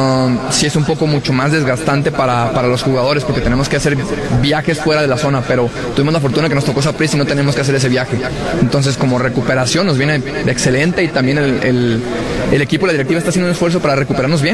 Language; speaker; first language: Spanish; native; Spanish